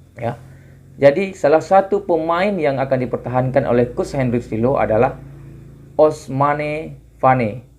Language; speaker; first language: Indonesian; non-native, local second language; Achinese